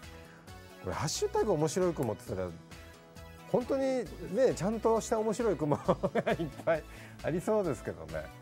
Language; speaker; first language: Japanese; native; Japanese